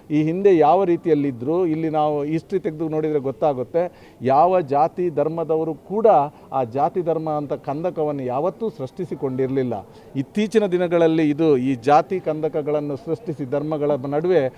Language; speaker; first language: Kannada; non-native, local second language; Tulu